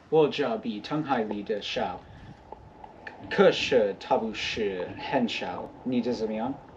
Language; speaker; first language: Chinese; non-native, learner; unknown